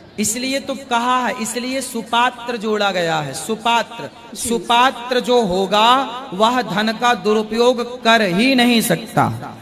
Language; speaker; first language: Hindi; native; Hindi